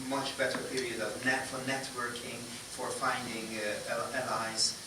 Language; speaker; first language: English; non-native, fluent; Hungarian